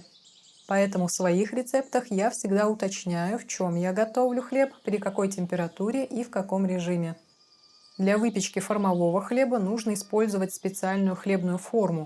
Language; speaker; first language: Russian; native; Russian